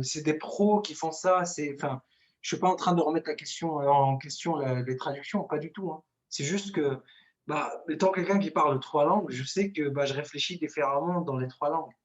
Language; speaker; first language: French; non-native, local second language; Arabic